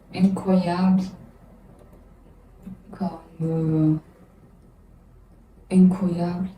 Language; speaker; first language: French; non-native, learner; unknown